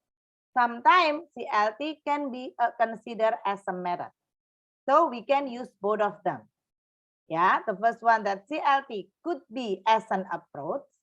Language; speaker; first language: English; non-native, fluent; Indonesian